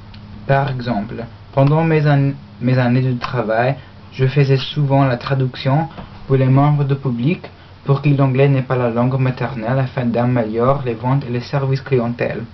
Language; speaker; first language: French; non-native, learner; English